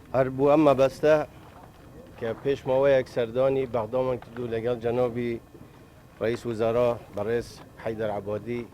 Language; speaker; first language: Central Kurdish; non-native, local second language; Kurdish